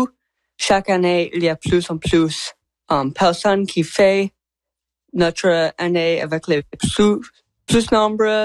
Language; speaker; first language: French; non-native, learner; English